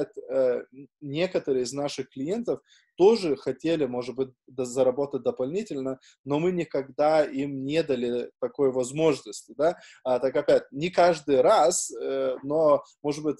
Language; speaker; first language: Russian; non-native, fluent; Lithuanian